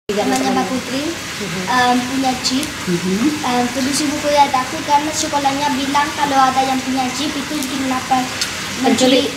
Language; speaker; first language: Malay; early bilingual, heritage; Malay